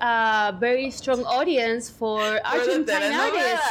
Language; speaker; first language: English; non-native, fluent; Spanish